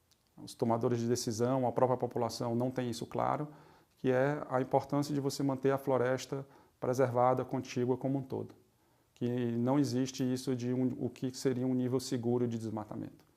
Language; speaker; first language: Portuguese; native; Portuguese